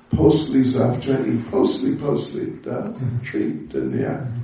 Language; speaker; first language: Russian; non-native, learner; English